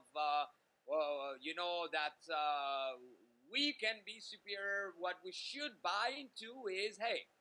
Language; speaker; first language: English; native; English